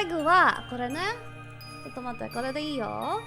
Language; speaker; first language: Japanese; non-native, learner; English